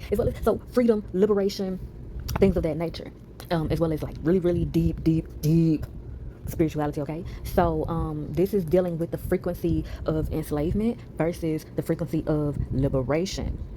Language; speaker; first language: English; native; English